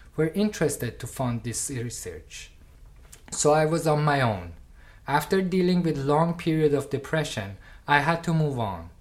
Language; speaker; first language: English; non-native, fluent; Persian